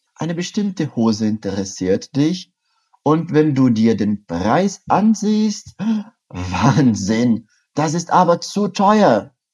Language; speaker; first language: German; non-native, fluent; Portuguese